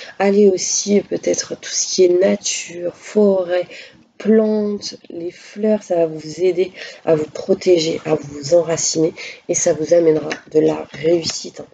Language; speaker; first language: French; native; French